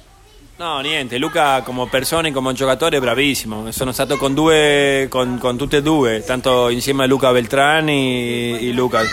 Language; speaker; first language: Italian; non-native, fluent; Spanish